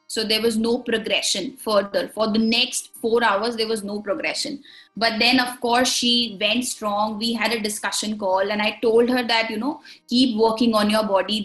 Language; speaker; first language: English; non-native, local second language; Hindi